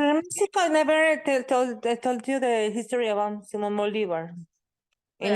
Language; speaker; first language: English; non-native, learner; Spanish